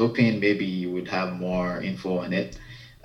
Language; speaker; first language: English; non-native, local second language; Yoruba